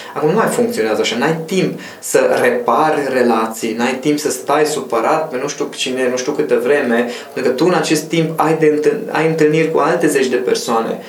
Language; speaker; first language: Romanian; non-native, local second language; Hungarian